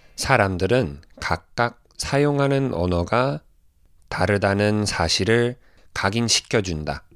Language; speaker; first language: Korean; non-native, fluent; English